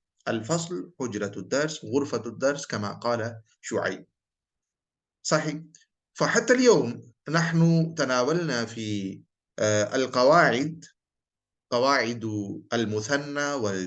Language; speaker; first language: Arabic; non-native, fluent; Urdu